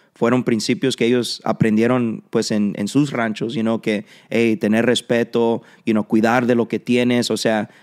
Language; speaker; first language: Spanish; early bilingual, heritage; Spanish